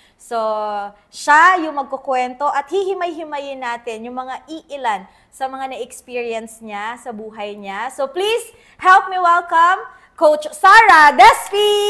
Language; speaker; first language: Filipino; non-native, local second language; Cebuano